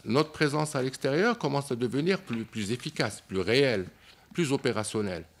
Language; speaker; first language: French; non-native, local second language; Arabic